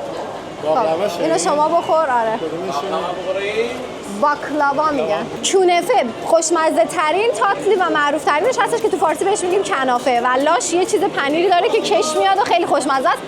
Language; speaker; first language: Persian; native; Persian